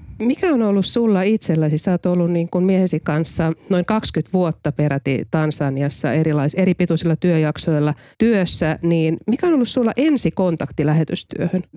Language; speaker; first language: Finnish; native; Finnish